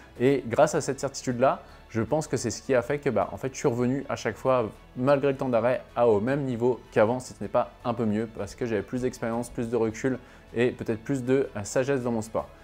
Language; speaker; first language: French; native; French